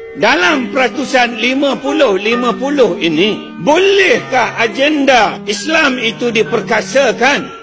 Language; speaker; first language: Malay; non-native, local second language; Chinese